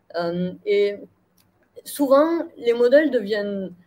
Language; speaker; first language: French; native; French